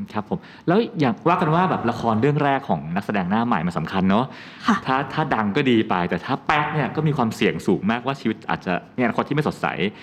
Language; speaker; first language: Thai; native; Thai